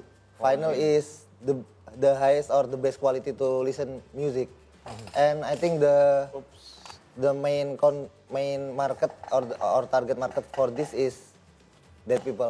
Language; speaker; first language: English; non-native, learner; Indonesian